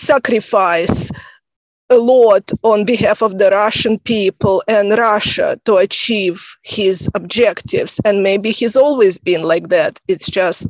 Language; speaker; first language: English; non-native, fluent; Russian